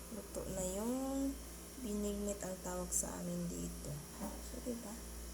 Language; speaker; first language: Filipino; non-native, local second language; Cebuano